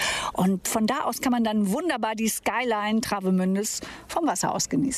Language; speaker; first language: German; native; German